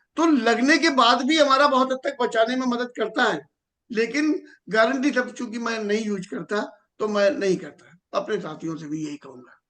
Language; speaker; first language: Hindi; native; Hindi